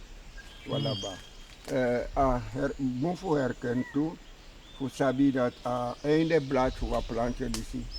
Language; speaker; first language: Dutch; non-native, local second language; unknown